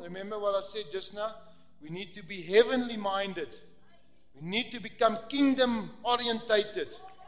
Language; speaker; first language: English; non-native, local second language; Afrikaans